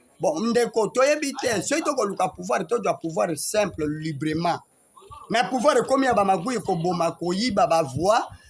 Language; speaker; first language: Lingala; native; Lingala